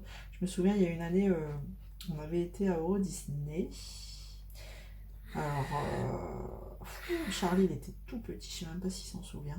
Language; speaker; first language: French; native; French